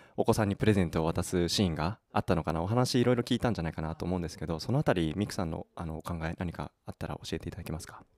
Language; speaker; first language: Japanese; native; Japanese